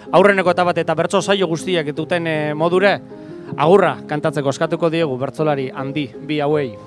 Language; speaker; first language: Basque; native; Basque